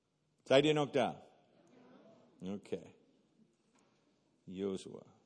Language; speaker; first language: German; non-native, fluent; English